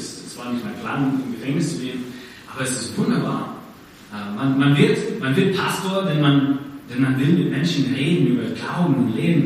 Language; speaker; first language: German; non-native, fluent; English